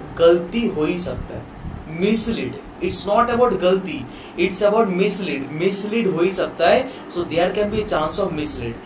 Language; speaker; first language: Hindi; non-native, local second language; Bangla